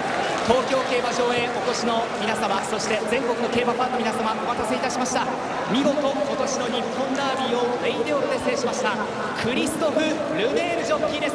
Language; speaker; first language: Japanese; native; Japanese